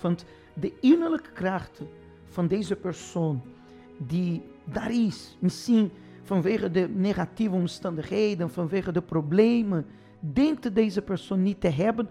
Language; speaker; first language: Dutch; non-native, fluent; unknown